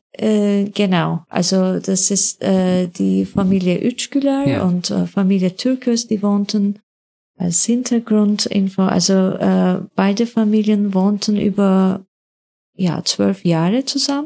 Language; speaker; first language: German; non-native, fluent; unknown